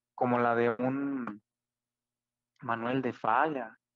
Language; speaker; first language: Spanish; native; Spanish